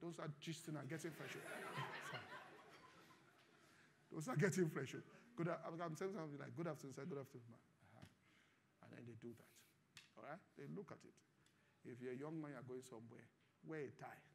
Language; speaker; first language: English; non-native, local second language; Yoruba